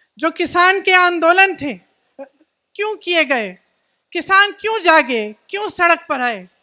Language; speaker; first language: Hindi; native; Hindi